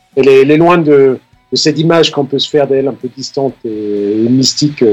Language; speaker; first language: French; non-native, fluent; Danish